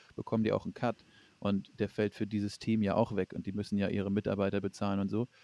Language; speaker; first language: German; native; German